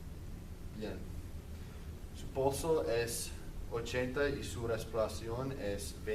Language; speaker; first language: Spanish; non-native, learner; English